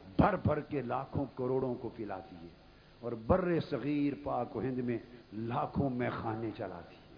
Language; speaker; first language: Urdu; non-native, local second language; Punjabi